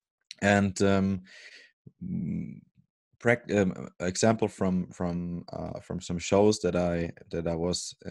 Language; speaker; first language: English; non-native, fluent; German